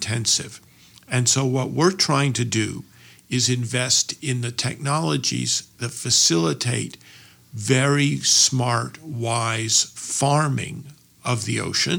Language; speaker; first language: English; native; English